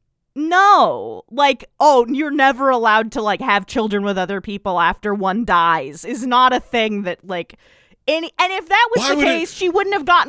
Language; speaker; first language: English; native; English